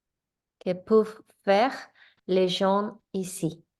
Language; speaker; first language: French; non-native, learner; English